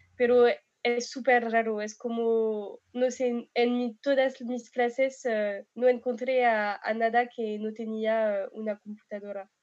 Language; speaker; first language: Spanish; non-native, learner; French